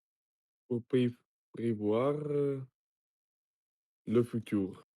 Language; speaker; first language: French; non-native, learner; Russian